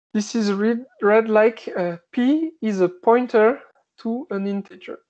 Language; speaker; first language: English; non-native, fluent; French